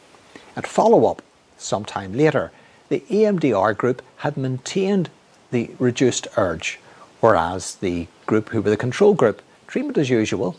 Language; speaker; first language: English; native; English